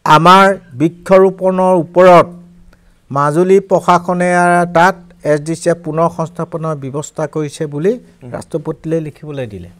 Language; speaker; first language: Assamese; non-native, local second language; Mising